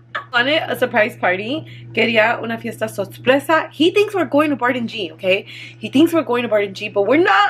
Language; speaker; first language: English; early bilingual, other home language; Spanish